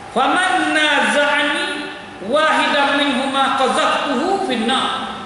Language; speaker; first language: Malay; native; Malay